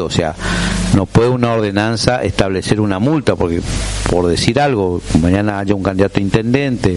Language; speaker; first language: Spanish; native; Spanish